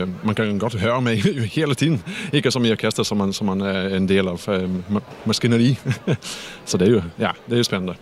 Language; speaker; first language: Danish; non-native, fluent; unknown